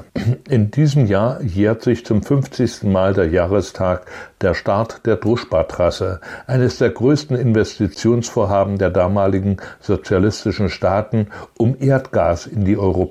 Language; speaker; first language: German; native; German